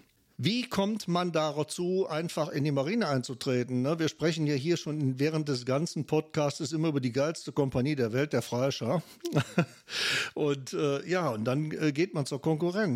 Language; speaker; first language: German; native; German